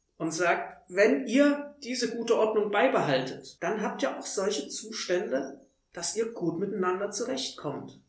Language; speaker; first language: German; native; German